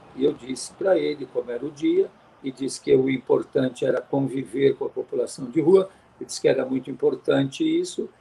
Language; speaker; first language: Portuguese; native; Portuguese